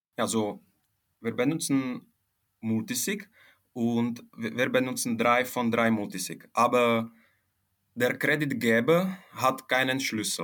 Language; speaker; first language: German; non-native, fluent; Czech